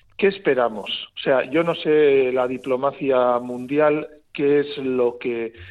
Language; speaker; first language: Spanish; native; Spanish